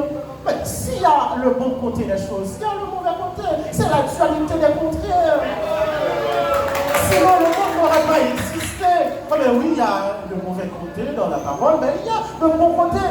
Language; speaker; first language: French; non-native, local second language; Haitian Creole